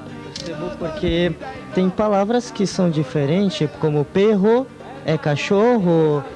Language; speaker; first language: Portuguese; non-native, fluent; Spanish